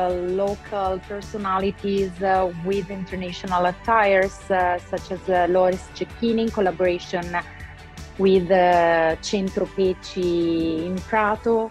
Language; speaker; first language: English; non-native, local second language; Italian